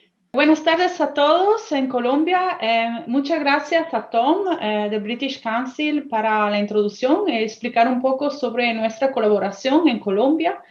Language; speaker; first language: Spanish; non-native, fluent; Italian